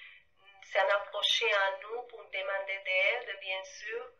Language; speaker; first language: French; non-native, fluent; Spanish